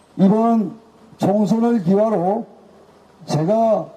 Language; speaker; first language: Korean; native; Korean